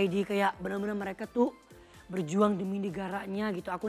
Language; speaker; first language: Indonesian; non-native, fluent; Thai